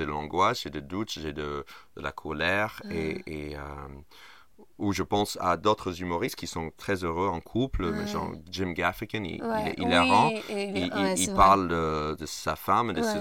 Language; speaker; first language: French; non-native, fluent; English